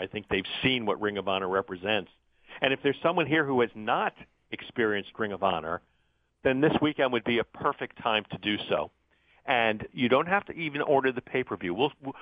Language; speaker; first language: English; native; English